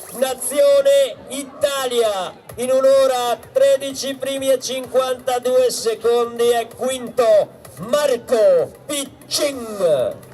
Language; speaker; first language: Italian; native; Italian